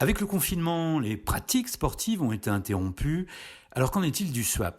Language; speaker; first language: French; native; French